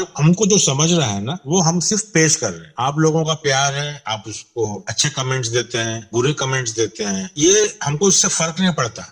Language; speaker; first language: Urdu; non-native, local second language; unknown